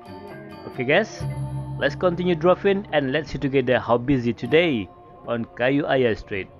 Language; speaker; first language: English; non-native, fluent; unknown